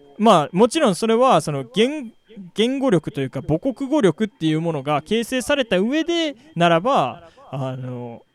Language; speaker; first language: Japanese; native; Japanese